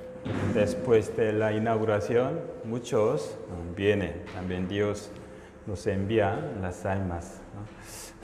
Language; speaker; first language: Spanish; non-native, fluent; Korean